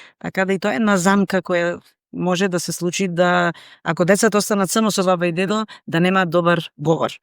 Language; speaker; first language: Macedonian; native; Macedonian